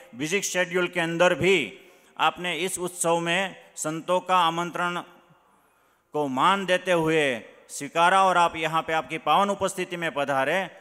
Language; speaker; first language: Hindi; non-native, local second language; Gujarati